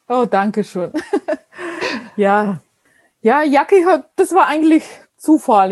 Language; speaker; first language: German; non-native, fluent; Russian